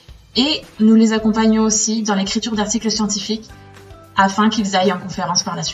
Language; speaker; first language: French; native; French